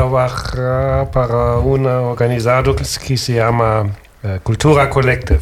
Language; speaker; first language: Spanish; non-native, learner; German